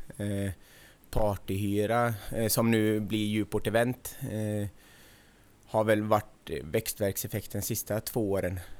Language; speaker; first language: Swedish; native; Swedish